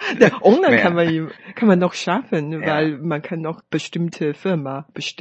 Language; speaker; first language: German; non-native, fluent; Chinese